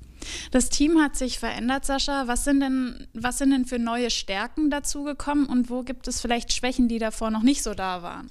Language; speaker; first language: German; native; German